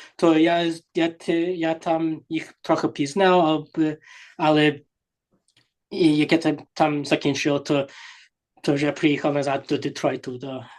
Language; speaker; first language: Ukrainian; early bilingual, heritage; Ukrainian